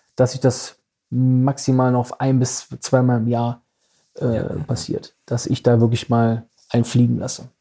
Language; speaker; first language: German; native; German